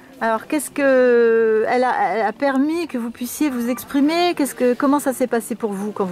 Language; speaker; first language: French; native; French